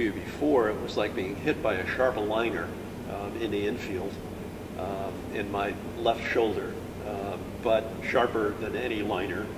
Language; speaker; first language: English; native; English